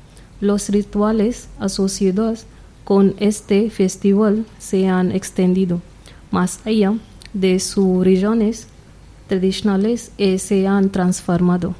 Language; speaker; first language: Spanish; non-native, learner; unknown